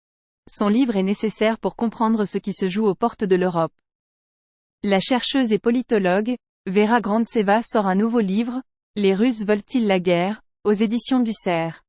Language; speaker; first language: French; native; French